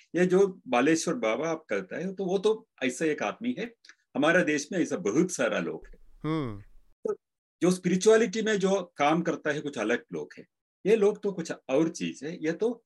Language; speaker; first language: Hindi; non-native, local second language; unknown